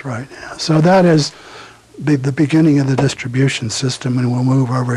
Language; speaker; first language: English; native; English